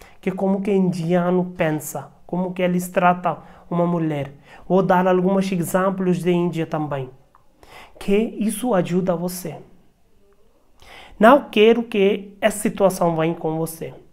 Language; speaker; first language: Portuguese; non-native, learner; Hindi